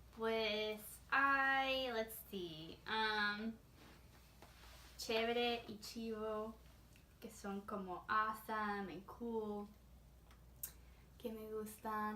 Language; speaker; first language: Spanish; early bilingual, heritage; Spanish